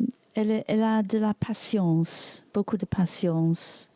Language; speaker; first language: French; non-native, learner; English